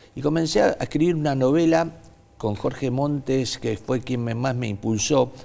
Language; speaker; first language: Spanish; native; Spanish